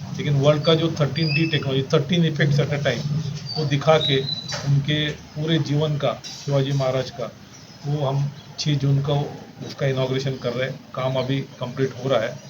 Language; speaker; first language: Hindi; non-native, local second language; Marathi